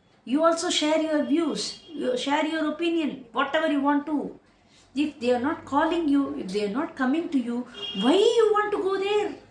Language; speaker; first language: English; non-native, local second language; Tamil